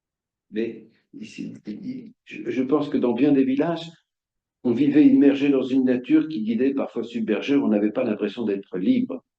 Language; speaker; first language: French; native; French